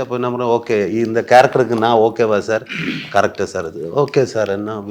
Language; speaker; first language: Tamil; non-native, learner; Malayalam